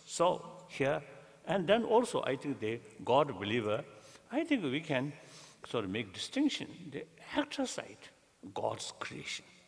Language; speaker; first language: English; non-native, learner; Tibetan